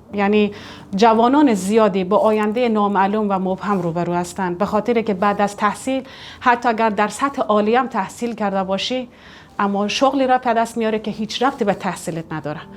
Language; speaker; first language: Persian; native; Persian